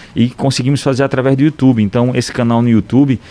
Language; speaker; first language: Portuguese; native; Portuguese